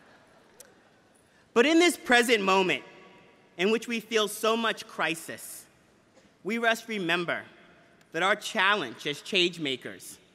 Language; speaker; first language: English; native; English